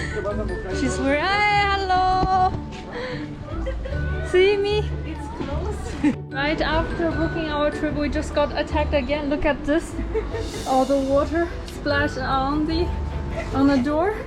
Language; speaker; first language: English; non-native, fluent; Chinese